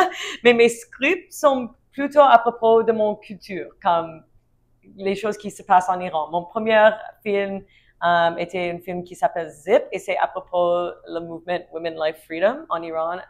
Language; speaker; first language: French; non-native, learner; English